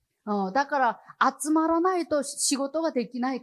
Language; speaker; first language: Japanese; non-native, learner; Chinese